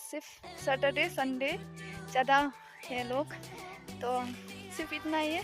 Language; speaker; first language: Hindi; non-native, local second language; Khasi